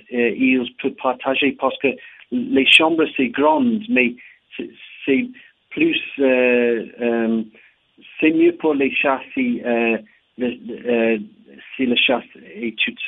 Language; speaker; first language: French; non-native, learner; English